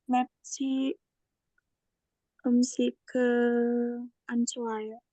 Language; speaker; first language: Korean; non-native, learner; Indonesian